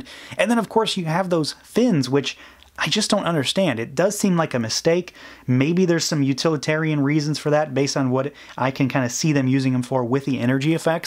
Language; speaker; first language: English; native; English